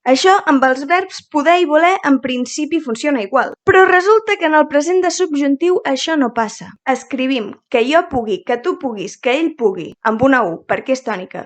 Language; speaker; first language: Catalan; native; Catalan